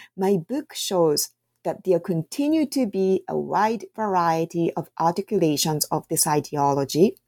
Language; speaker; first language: English; non-native, fluent; Japanese